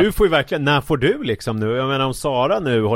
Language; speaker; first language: Swedish; native; Swedish